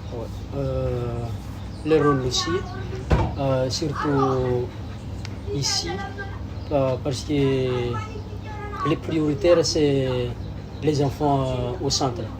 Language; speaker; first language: French; non-native, local second language; Malagasy